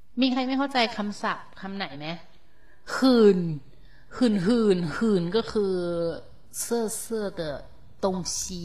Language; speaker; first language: Thai; native; Thai